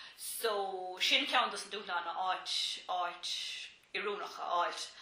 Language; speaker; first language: Irish; non-native, local second language; English